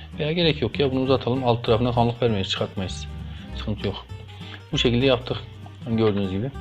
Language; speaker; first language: Turkish; native; Turkish